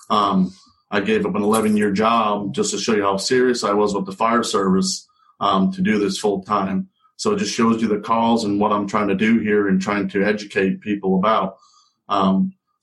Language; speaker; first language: English; native; English